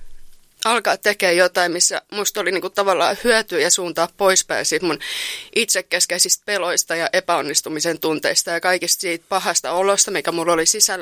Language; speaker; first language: Finnish; native; Finnish